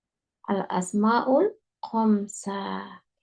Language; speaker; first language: Arabic; non-native, fluent; Indonesian